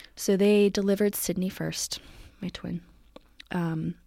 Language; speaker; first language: English; native; English